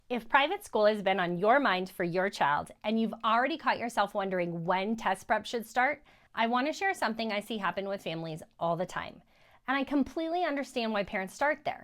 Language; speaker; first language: English; native; English